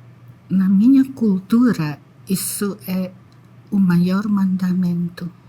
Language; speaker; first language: Portuguese; non-native, fluent; Indonesian